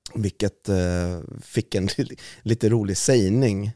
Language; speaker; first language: Swedish; native; Swedish